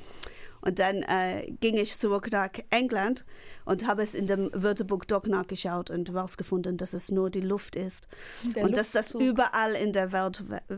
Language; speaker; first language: German; non-native, fluent; English